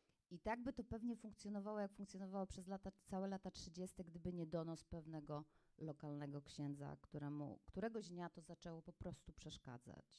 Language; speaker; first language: Polish; native; Polish